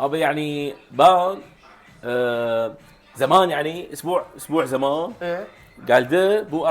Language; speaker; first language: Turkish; non-native, learner; Arabic